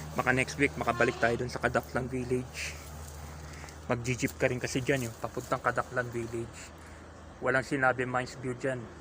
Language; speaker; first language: Filipino; non-native, local second language; Iloko